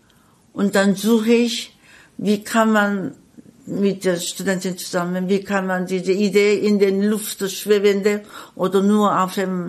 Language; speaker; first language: German; non-native, fluent; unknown